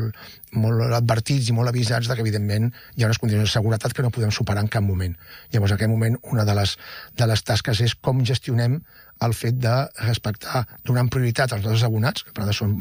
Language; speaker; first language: Catalan; native; Catalan